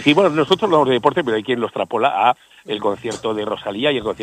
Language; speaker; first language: Spanish; native; Spanish